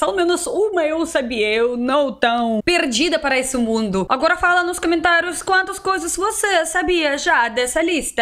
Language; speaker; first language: Portuguese; non-native, learner; Russian